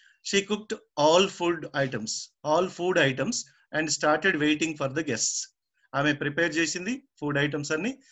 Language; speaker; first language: English; non-native, local second language; Telugu